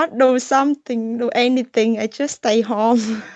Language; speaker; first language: English; non-native, learner; Vietnamese